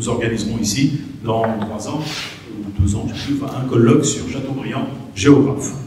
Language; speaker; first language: French; native; French